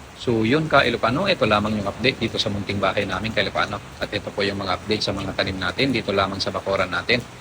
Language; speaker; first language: Filipino; non-native, local second language; Iloko